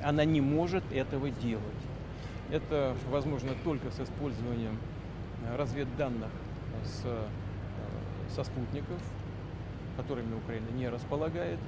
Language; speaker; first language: Russian; native; Russian